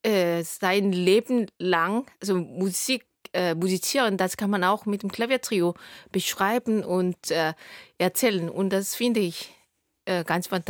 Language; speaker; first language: German; non-native, fluent; Korean